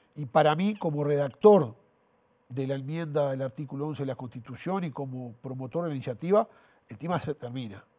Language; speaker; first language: Spanish; native; Spanish